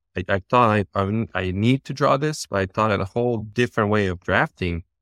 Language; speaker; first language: English; non-native, fluent; Bosnian